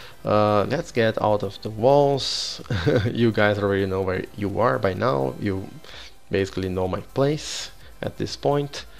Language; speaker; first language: English; non-native, fluent; Portuguese